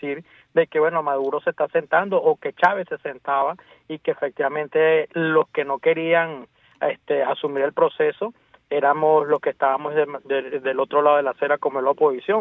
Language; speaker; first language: Spanish; native; Spanish